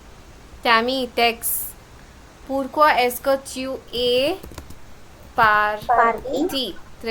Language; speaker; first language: French; non-native, fluent; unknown